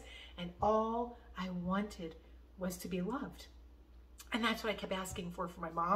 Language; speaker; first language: English; native; English